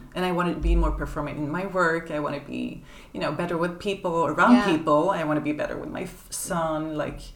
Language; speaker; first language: English; non-native, fluent; Swedish